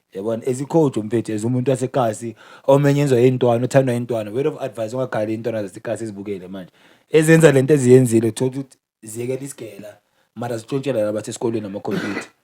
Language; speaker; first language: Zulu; native; Zulu